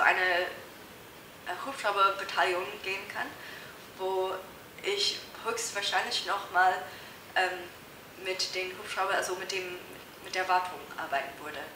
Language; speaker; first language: German; non-native, fluent; English